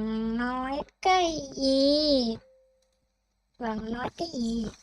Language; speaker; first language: Vietnamese; non-native, learner; Thai